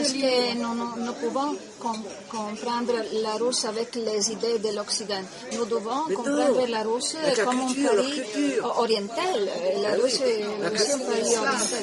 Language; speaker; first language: French; non-native, learner; Italian